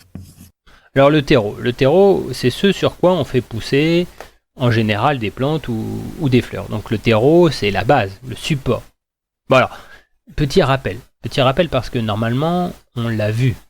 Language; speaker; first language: French; native; French